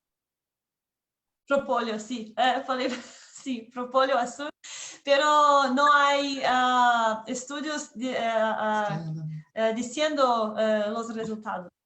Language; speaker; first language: Spanish; non-native, learner; Portuguese